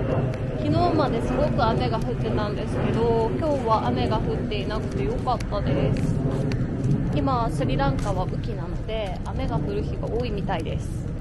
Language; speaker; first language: Japanese; native; Japanese